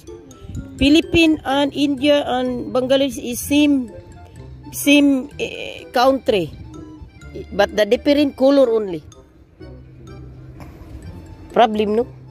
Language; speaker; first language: English; non-native, local second language; Filipino